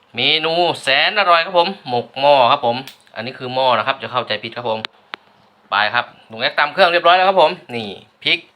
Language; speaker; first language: Thai; non-native, local second language; Northeastern Thai